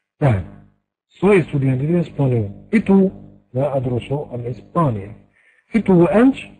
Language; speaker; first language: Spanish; non-native, fluent; Arabic